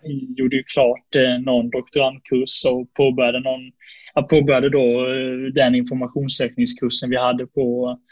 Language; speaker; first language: Swedish; native; Swedish